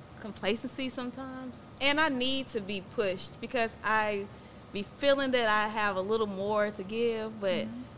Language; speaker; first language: English; native; English